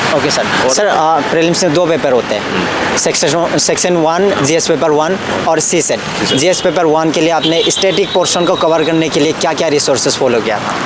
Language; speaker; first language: Hindi; native; Hindi